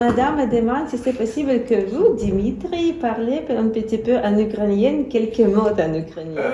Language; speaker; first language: French; non-native, learner; Ukrainian